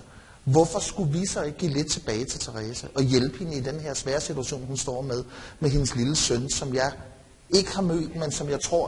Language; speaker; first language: Danish; native; Danish